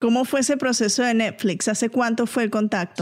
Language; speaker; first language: Spanish; native; Spanish